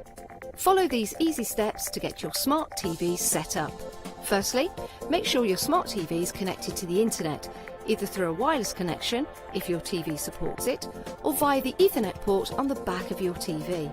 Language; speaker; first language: English; native; English